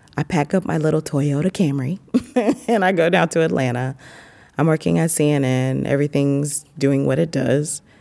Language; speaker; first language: English; native; English